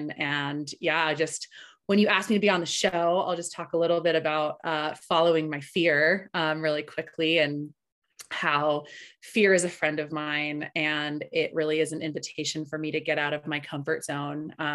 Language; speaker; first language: English; early bilingual, other home language; Spanish